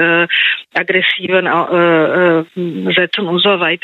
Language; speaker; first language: German; non-native, fluent; Czech